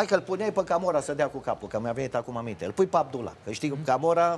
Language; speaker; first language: Romanian; native; Romanian